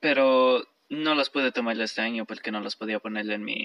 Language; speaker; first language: Spanish; early bilingual, heritage; Spanish